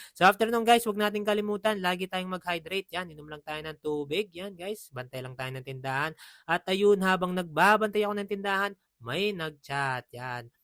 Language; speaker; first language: Filipino; non-native, local second language; Pampanga